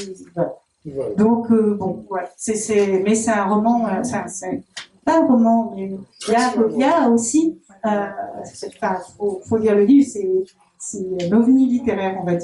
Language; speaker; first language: French; native; French